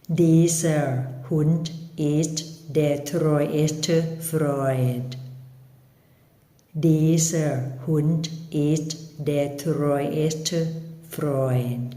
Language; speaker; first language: German; non-native, fluent; Thai